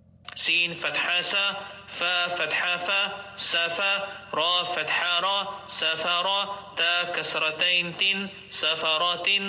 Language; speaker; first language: Arabic; non-native, fluent; Oromo